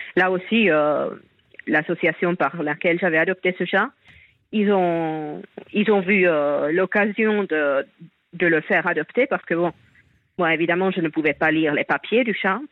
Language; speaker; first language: French; non-native, fluent; Finnish